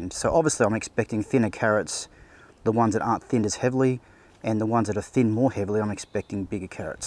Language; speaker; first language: English; native; English